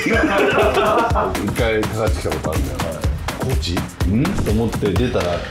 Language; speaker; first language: Japanese; native; Japanese